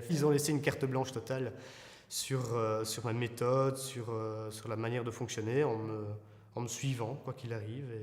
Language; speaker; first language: French; native; French